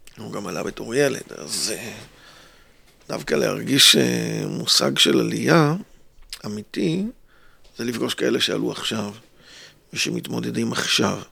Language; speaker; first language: Hebrew; native; Hebrew